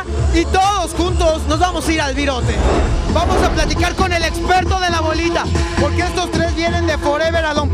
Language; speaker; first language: Spanish; native; Spanish